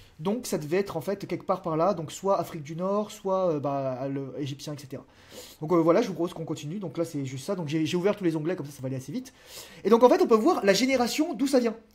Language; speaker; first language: French; native; French